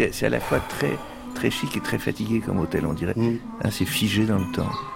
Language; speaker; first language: French; native; French